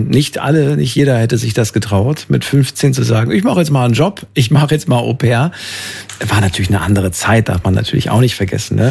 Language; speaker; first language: German; native; German